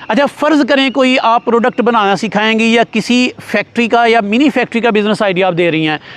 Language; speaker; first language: Urdu; native; Urdu